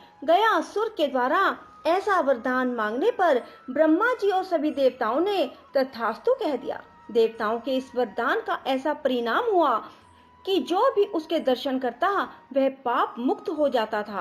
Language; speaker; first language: Hindi; native; Hindi